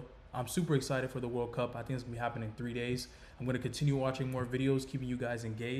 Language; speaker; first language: English; native; English